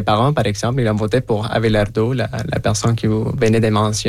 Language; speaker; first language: French; non-native, fluent; Spanish